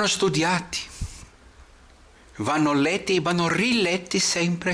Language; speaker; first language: Italian; non-native, fluent; Portuguese